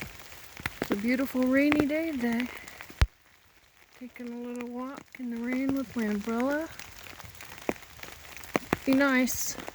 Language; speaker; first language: English; native; English